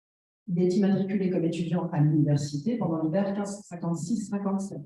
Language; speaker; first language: French; native; French